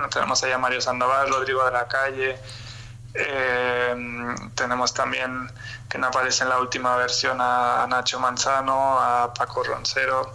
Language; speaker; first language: Spanish; early bilingual, other home language; German